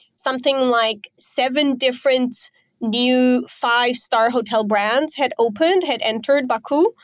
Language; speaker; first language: English; non-native, fluent; Romanian